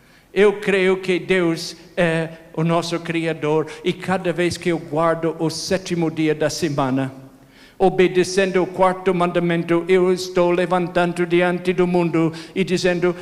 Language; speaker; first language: Portuguese; non-native, fluent; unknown